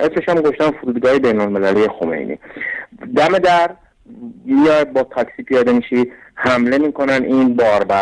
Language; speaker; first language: Persian; native; Persian